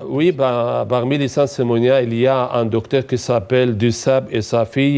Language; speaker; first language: French; non-native, fluent; Arabic